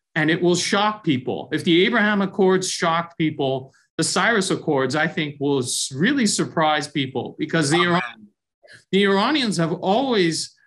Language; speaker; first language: English; early bilingual, other home language; Persian